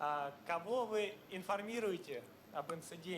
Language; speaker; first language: Russian; native; Russian